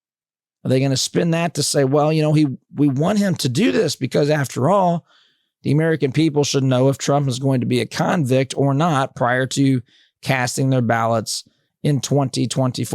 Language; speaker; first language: English; native; English